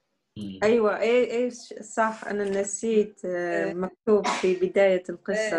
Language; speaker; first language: Arabic; non-native, learner; Dutch